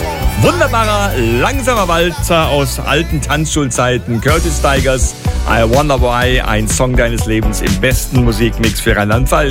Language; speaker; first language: German; native; German